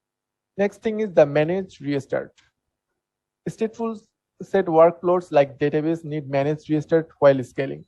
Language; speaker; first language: English; non-native, local second language; Bangla